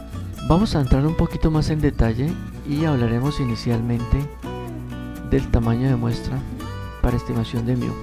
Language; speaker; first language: Spanish; native; Spanish